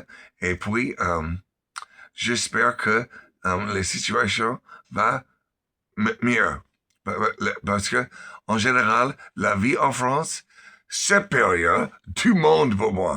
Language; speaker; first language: French; non-native, learner; English